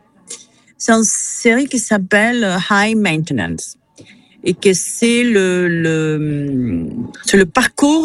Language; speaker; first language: French; non-native, fluent; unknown